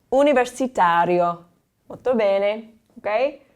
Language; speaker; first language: Italian; non-native, fluent; English